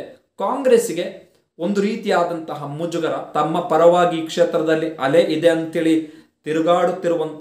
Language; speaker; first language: Kannada; native; Kannada